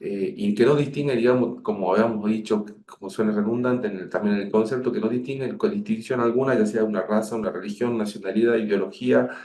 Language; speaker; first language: Spanish; native; Spanish